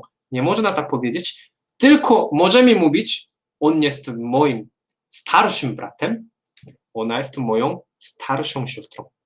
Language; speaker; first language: Polish; non-native, fluent; Korean